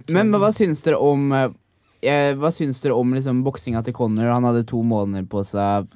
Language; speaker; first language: Norwegian; native; Norwegian